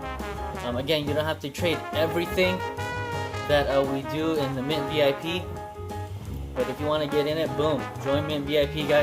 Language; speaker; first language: English; native; English